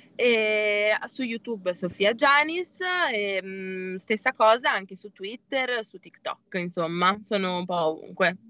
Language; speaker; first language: Italian; native; Italian